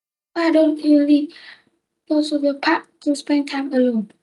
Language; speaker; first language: English; non-native, learner; Vietnamese